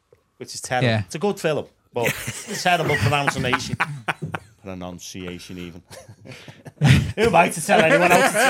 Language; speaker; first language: English; native; English